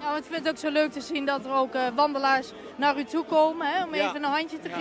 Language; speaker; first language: Dutch; native; Dutch